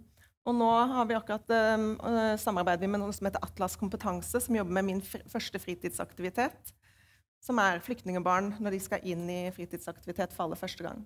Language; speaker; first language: Norwegian; native; Norwegian